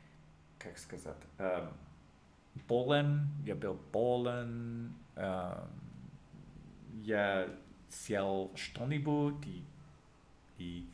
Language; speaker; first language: Russian; non-native, learner; English